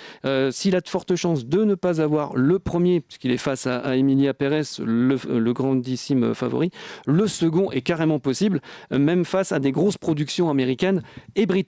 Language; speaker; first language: French; native; French